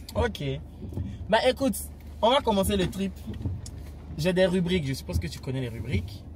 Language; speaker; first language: French; native; French